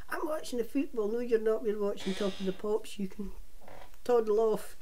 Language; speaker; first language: English; native; English